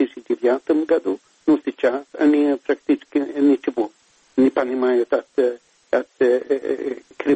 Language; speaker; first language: Russian; non-native, fluent; Swedish